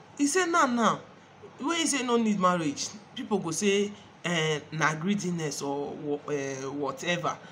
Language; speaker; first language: Nigerian Pidgin; non-native, local second language; Igbo